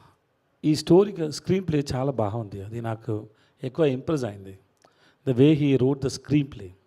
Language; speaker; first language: Telugu; non-native, learner; Tamil